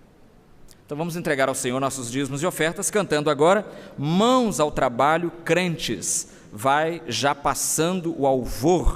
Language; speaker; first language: Portuguese; native; Portuguese